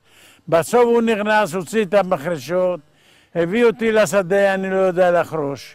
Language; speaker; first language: Hebrew; non-native, fluent; Ladino